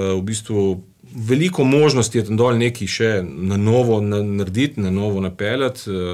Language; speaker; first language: Slovenian; native; Slovenian